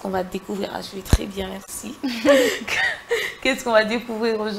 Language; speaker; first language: French; non-native, local second language; Lingala